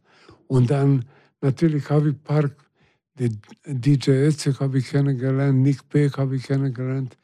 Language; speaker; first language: German; non-native, fluent; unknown